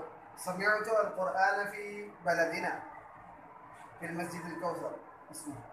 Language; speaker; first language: Arabic; non-native, learner; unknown